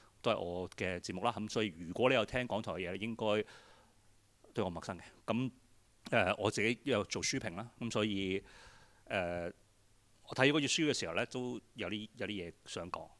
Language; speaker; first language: Cantonese; native; Cantonese